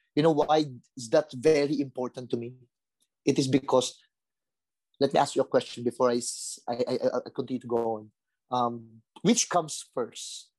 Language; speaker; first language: English; non-native, local second language; Filipino